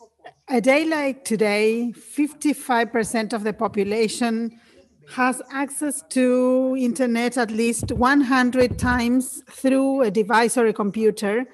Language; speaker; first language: English; non-native, fluent; Spanish